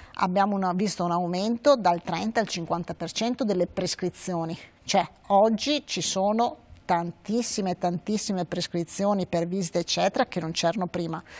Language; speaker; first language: Italian; native; Italian